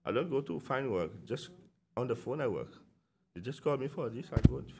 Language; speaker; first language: English; non-native, local second language; Seselwa Creole French